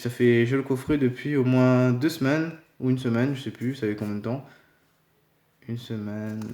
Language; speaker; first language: French; native; French